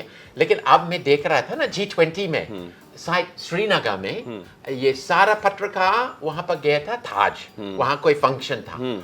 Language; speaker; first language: Hindi; non-native, fluent; English